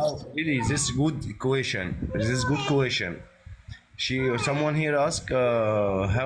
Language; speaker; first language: English; non-native, learner; Arabic